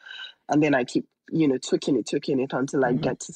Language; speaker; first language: English; non-native, local second language; Yoruba